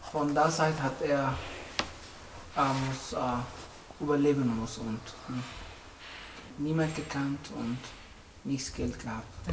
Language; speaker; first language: German; non-native, learner; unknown